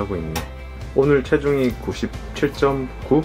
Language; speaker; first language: Korean; native; Korean